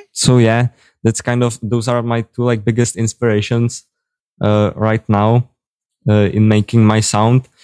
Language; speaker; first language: English; non-native, fluent; Czech